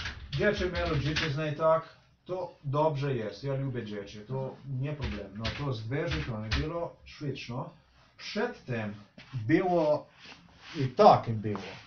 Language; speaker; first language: Polish; non-native, learner; Slovenian